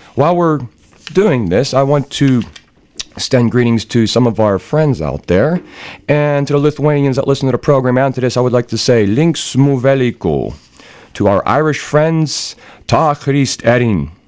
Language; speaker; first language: English; native; English